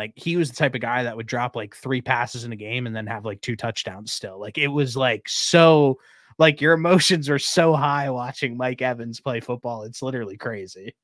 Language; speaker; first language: English; native; English